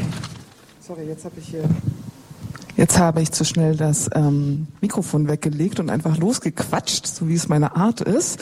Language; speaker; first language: German; native; German